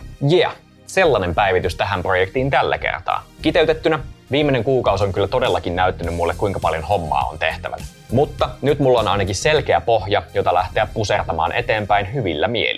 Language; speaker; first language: Finnish; native; Finnish